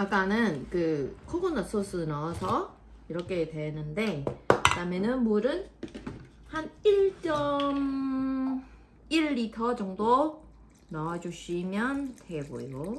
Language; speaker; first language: Korean; non-native, fluent; Vietnamese